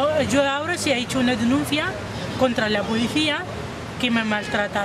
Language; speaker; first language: Spanish; non-native, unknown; Arabic